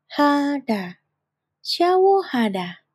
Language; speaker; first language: Korean; non-native, fluent; Indonesian